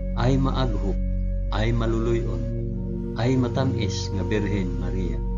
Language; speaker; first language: Cebuano; non-native, local second language; Hiligaynon